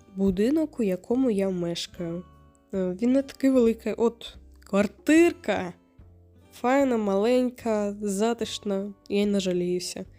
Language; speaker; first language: Ukrainian; non-native, local second language; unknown